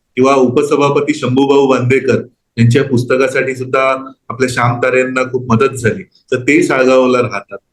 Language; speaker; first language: Marathi; non-native, local second language; Konkani